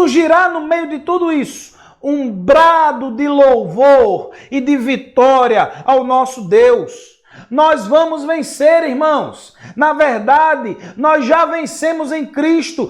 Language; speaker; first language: Portuguese; native; Portuguese